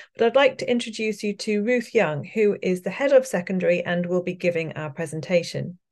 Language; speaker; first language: English; native; English